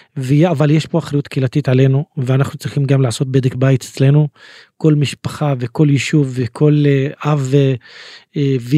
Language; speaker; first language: Hebrew; non-native, local second language; Arabic